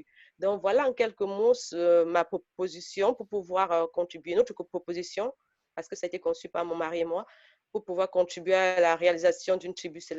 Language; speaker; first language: French; native; French